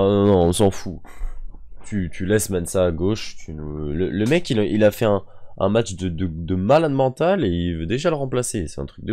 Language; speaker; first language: French; native; French